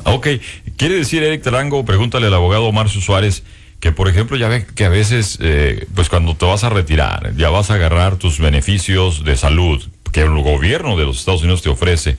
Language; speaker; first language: Spanish; native; Spanish